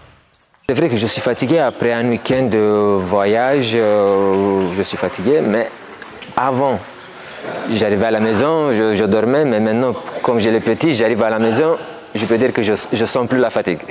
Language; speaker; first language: French; non-native, fluent; Romanian